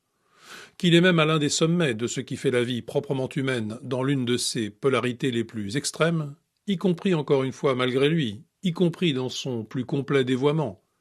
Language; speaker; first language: French; native; French